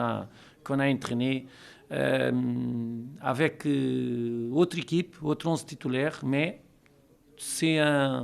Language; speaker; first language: French; non-native, learner; Portuguese